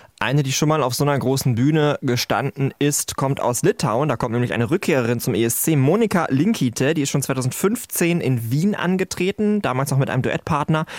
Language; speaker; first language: German; native; German